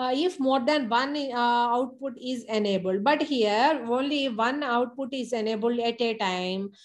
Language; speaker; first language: English; non-native, local second language; Telugu